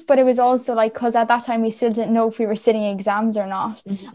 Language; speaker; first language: English; native; English